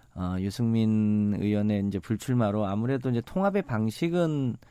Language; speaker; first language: Korean; native; Korean